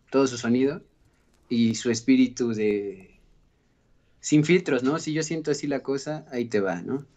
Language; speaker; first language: Spanish; native; Spanish